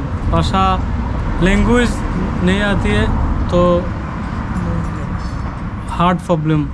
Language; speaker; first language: Hindi; non-native, learner; Bangla